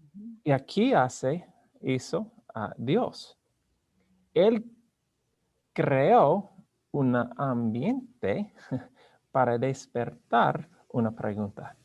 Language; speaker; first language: Spanish; non-native, learner; English